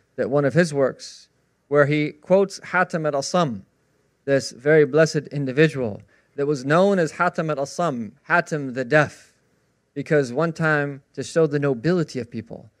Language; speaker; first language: English; native; English